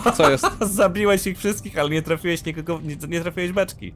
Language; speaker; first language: Polish; native; Polish